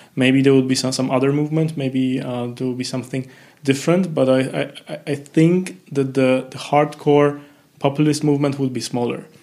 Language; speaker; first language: English; non-native, fluent; Polish